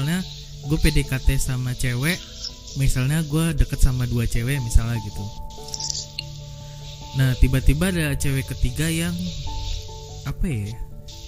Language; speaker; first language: Indonesian; native; Indonesian